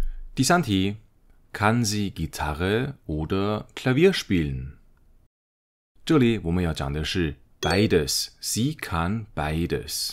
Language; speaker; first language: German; non-native, fluent; Chinese